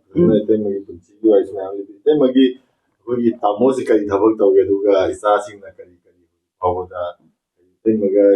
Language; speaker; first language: Manipuri; native; Manipuri